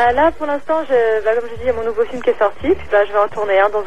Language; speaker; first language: French; native; French